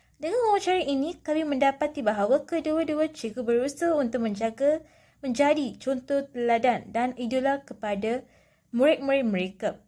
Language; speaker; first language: Malay; non-native, local second language; Tamil